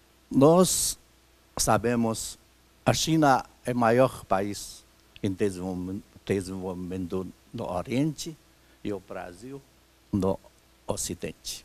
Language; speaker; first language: Portuguese; non-native, fluent; Chinese